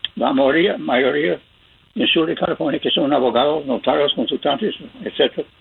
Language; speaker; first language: Spanish; non-native, learner; English